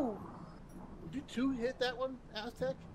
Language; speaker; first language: English; native; English